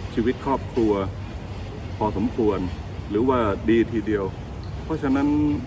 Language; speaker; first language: Thai; native; Thai